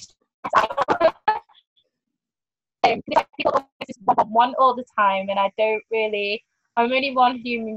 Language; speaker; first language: English; native; English